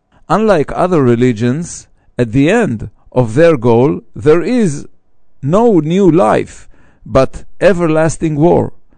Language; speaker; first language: English; non-native, fluent; Hebrew